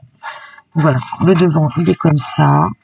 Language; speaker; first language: French; native; French